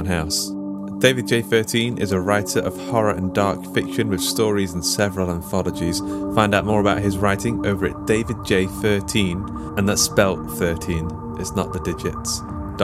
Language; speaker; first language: English; native; English